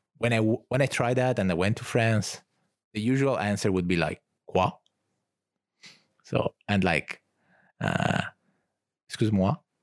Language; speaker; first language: English; non-native, fluent; Italian